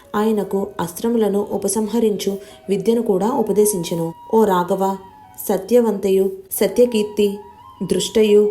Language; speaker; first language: Telugu; native; Telugu